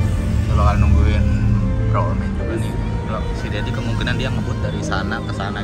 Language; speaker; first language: Indonesian; native; Indonesian